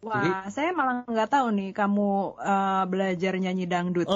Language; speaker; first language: Indonesian; native; Indonesian